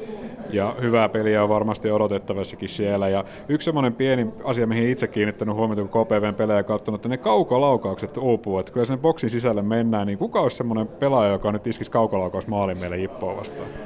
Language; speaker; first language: Finnish; native; Finnish